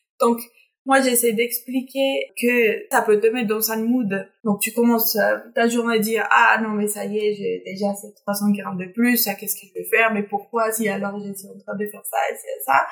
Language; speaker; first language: French; non-native, fluent; Spanish